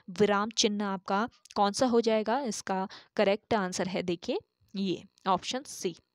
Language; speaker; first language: Hindi; native; Hindi